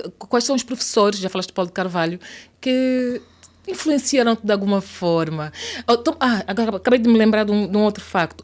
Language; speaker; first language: Portuguese; native; Portuguese